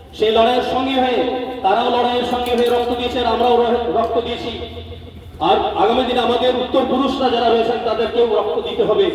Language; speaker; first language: Bangla; non-native, local second language; Santali